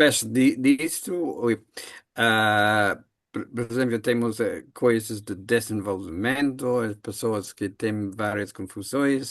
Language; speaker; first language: Portuguese; non-native, learner; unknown